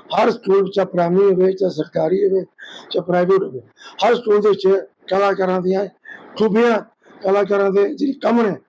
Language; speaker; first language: Punjabi; native; Punjabi